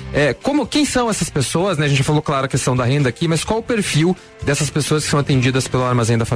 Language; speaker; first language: Portuguese; native; Portuguese